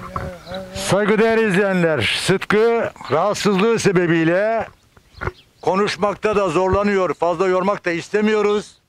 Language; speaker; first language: Turkish; native; Turkish